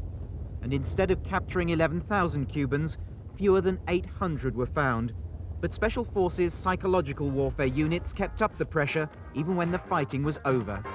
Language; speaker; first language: English; native; English